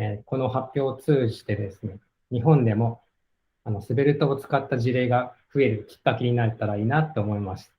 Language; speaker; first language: Japanese; native; Japanese